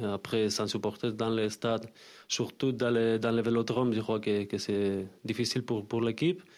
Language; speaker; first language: French; non-native, learner; Spanish